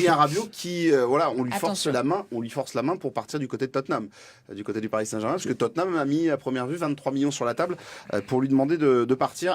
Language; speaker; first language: French; native; French